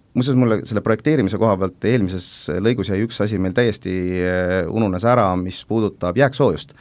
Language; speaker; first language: Estonian; native; Estonian